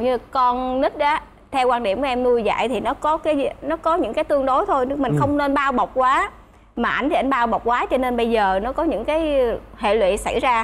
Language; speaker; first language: Vietnamese; native; Vietnamese